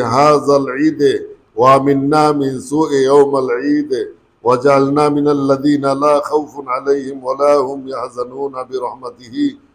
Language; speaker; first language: Arabic; non-native, fluent; Bangla